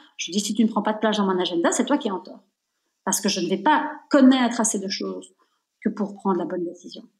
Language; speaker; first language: French; native; French